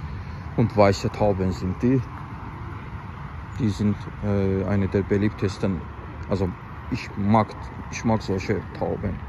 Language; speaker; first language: German; non-native, fluent; Azerbaijani